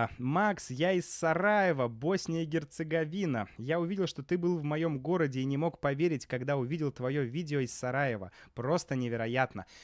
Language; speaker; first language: Russian; native; Russian